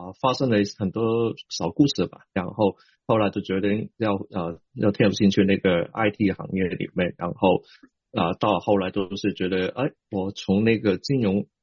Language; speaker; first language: Chinese; non-native, local second language; Cantonese